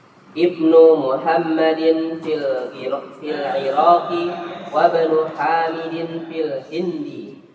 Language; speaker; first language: Arabic; non-native, learner; Indonesian